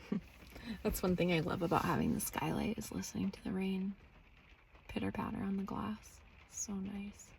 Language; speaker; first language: English; native; English